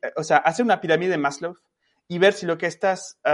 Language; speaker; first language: Spanish; non-native, fluent; French